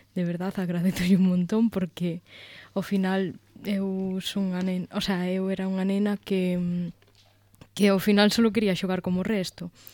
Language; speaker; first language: Galician; native; Galician